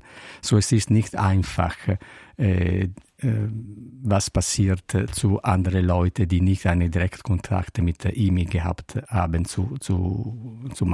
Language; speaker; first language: German; non-native, learner; Italian